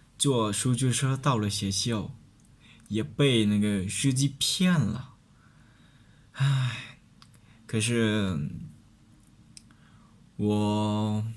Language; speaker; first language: Chinese; non-native, learner; Lao